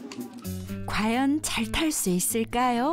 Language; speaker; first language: Korean; native; Korean